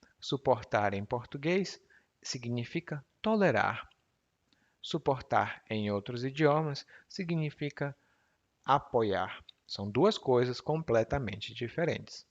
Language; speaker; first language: Portuguese; native; Portuguese